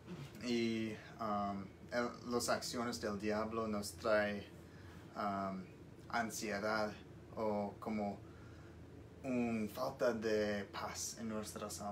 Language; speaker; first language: Spanish; non-native, learner; English